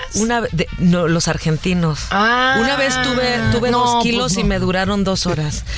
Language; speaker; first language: Spanish; native; Spanish